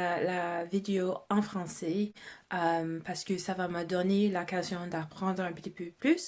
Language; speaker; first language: French; non-native, fluent; English